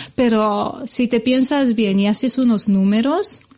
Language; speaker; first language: Spanish; non-native, fluent; Romanian